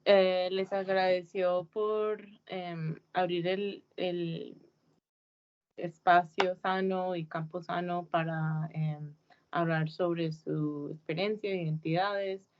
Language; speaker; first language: Spanish; early bilingual, heritage; Spanish